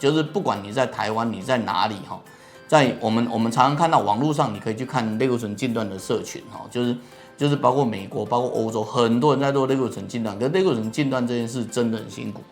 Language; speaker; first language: Chinese; native; Chinese